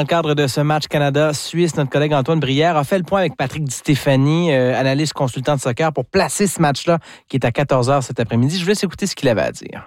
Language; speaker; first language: French; native; French